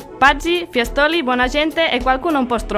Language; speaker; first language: Italian; non-native, learner; Catalan